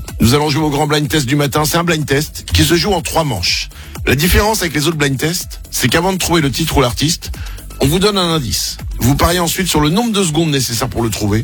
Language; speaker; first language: French; native; French